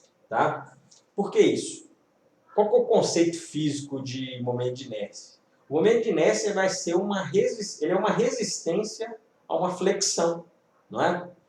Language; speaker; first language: Portuguese; native; Portuguese